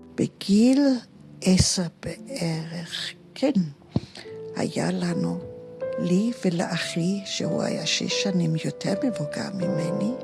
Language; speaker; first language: Hebrew; non-native, fluent; German